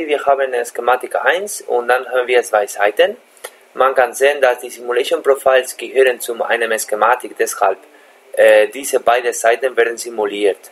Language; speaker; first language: German; non-native, fluent; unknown